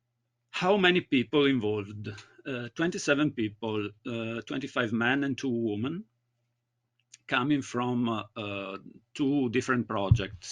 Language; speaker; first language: English; non-native, learner; Italian